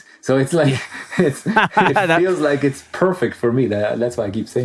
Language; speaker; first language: English; non-native, fluent; Italian